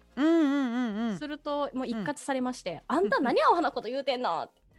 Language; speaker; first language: Japanese; native; Japanese